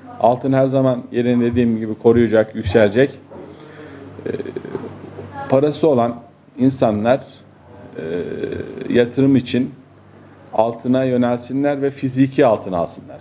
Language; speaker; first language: Turkish; native; Turkish